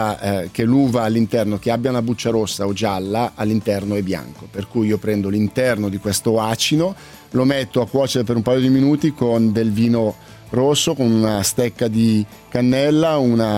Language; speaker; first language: Italian; native; Italian